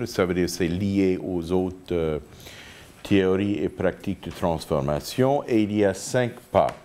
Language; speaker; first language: French; non-native, fluent; English